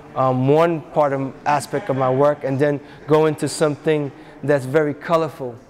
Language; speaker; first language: English; native; English